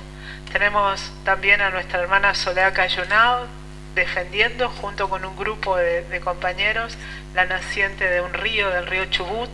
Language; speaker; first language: Spanish; native; Spanish